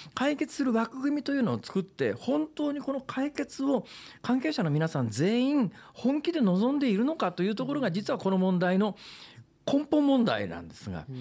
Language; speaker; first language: Japanese; native; Japanese